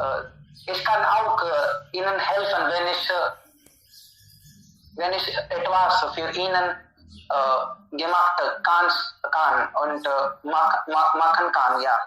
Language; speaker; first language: German; non-native, learner; Hindi